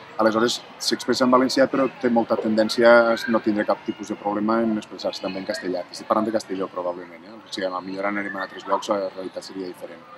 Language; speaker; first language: Catalan; native; Catalan